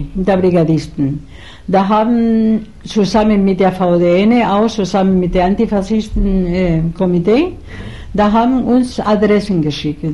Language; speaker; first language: German; non-native, fluent; Spanish